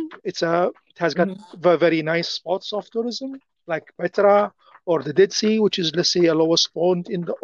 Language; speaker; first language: English; non-native, fluent; Arabic